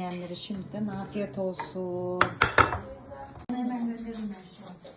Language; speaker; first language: Turkish; early bilingual, heritage; Turkish